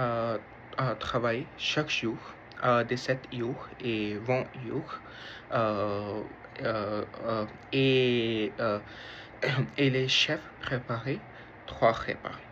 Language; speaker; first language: French; non-native, learner; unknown